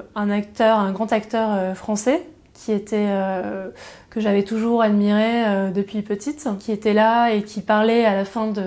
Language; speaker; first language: French; native; French